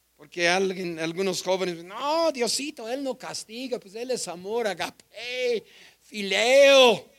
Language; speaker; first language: Spanish; non-native, fluent; English